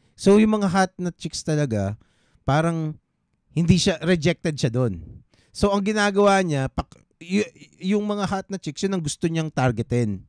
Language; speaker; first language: Filipino; native; Filipino